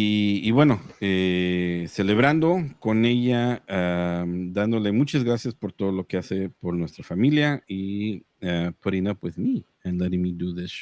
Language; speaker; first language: Spanish; early bilingual, heritage; Spanish